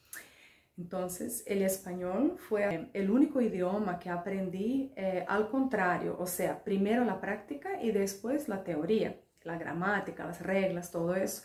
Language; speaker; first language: Spanish; non-native, fluent; Finnish